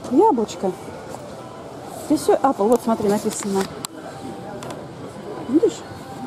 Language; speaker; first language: Russian; native; Russian